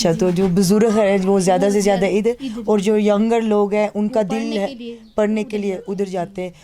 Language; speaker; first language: Hindi; early bilingual, heritage; Dutch